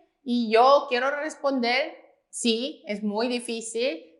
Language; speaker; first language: Spanish; non-native, fluent; Korean